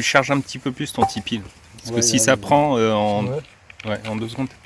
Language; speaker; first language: French; native; French